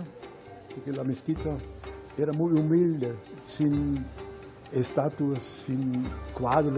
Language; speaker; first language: Spanish; non-native, fluent; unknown